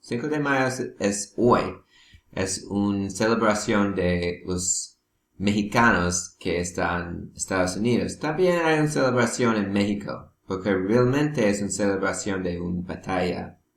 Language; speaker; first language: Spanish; non-native, learner; English